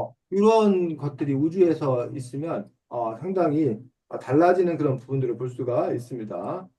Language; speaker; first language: Korean; native; Korean